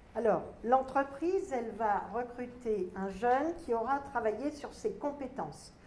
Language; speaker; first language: French; native; French